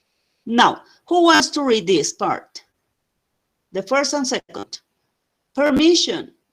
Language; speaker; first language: English; non-native, fluent; Spanish